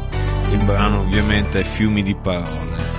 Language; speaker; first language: Italian; native; Italian